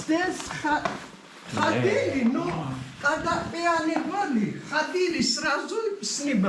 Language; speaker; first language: Russian; non-native, fluent; Georgian